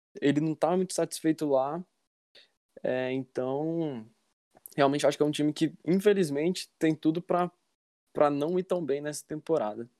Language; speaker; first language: Portuguese; native; Portuguese